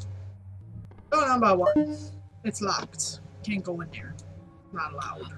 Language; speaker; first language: English; native; English